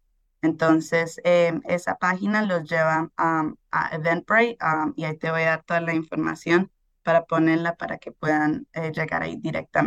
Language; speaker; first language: Spanish; early bilingual, heritage; Spanish